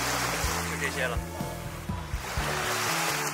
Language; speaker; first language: Chinese; native; Chinese